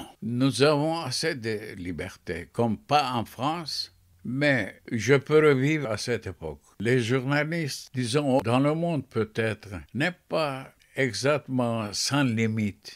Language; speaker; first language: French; non-native, fluent; Turkish